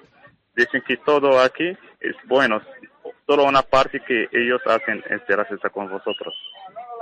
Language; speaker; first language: Spanish; non-native, learner; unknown